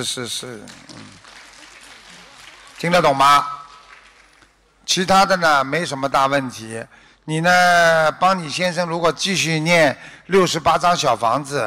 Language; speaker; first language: Chinese; native; Chinese